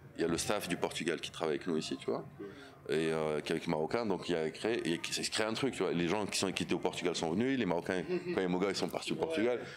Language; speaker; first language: French; native; French